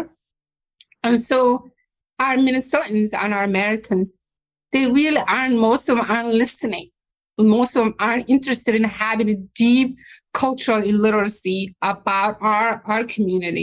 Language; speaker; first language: English; non-native, fluent; Somali